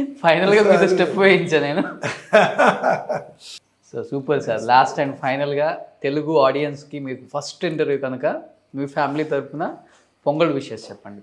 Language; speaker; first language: Telugu; native; Telugu